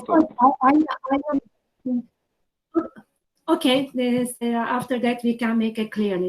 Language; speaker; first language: English; non-native, learner; Turkish